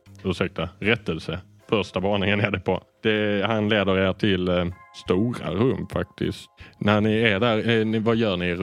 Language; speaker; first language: Swedish; native; Swedish